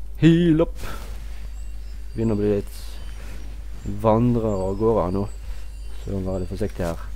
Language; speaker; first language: Norwegian; native; Norwegian